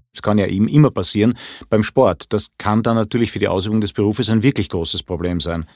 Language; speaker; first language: German; native; German